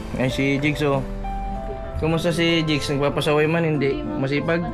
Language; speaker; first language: Filipino; native; Filipino